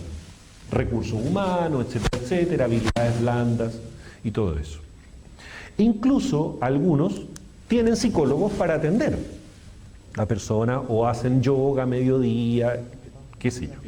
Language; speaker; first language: Spanish; native; Spanish